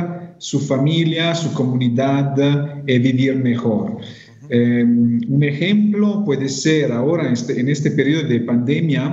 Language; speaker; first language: Spanish; non-native, fluent; Italian